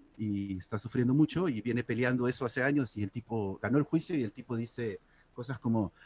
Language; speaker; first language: Spanish; native; Spanish